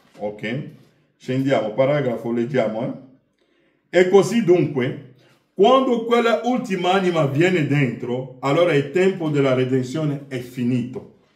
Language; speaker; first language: Italian; non-native, fluent; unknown